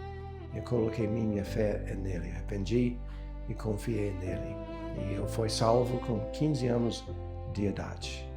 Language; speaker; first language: Portuguese; non-native, fluent; English